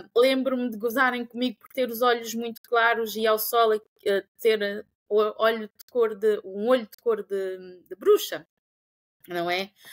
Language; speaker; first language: Portuguese; non-native, local second language; Kabuverdianu